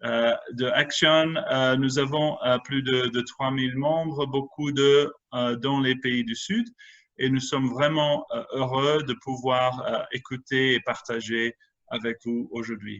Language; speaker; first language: French; non-native, fluent; English